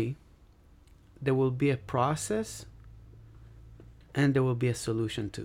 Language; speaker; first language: English; non-native, fluent; Hebrew